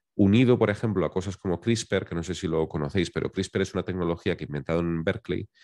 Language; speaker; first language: Spanish; native; Spanish